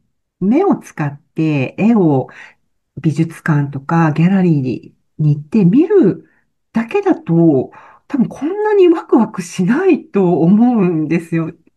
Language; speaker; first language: Japanese; native; Japanese